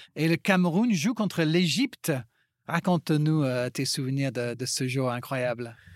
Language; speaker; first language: French; non-native, fluent; English